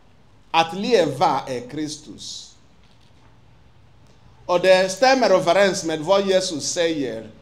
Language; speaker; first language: Swedish; non-native, fluent; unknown